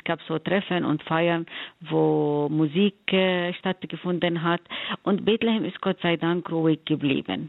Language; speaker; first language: German; non-native, fluent; Arabic